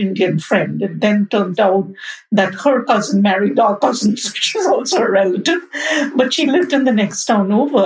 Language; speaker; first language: English; non-native, local second language; Bangla